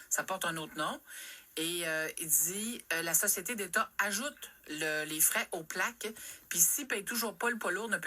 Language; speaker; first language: French; native; French